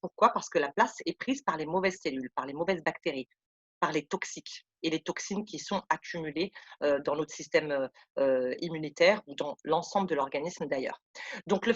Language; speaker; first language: French; native; French